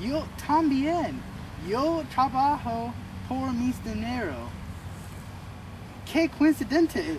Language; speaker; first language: Spanish; non-native, learner; English